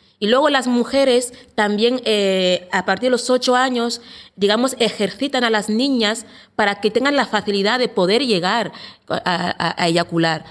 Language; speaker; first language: Spanish; non-native, local second language; Fang